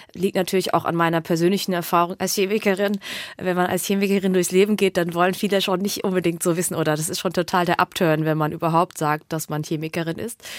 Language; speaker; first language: German; native; German